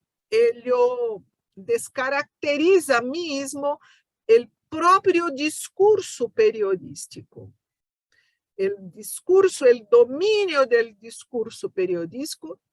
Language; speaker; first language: Spanish; non-native, fluent; Portuguese